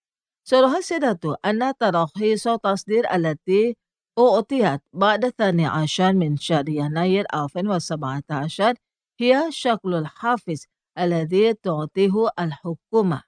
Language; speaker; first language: Arabic; non-native, fluent; Indonesian